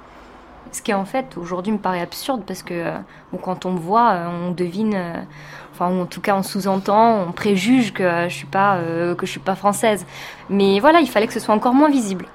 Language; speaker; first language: French; early bilingual, other home language; Tamil